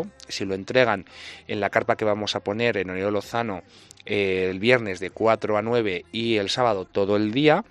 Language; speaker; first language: Spanish; native; Spanish